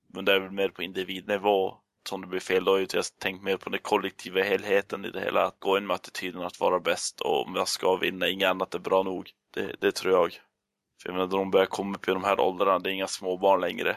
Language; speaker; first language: Swedish; native; Swedish